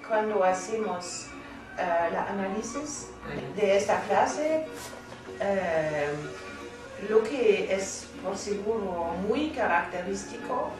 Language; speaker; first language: Spanish; non-native, fluent; German